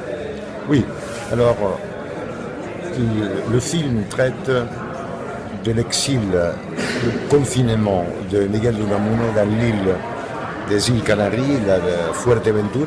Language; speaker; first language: French; non-native, fluent; Spanish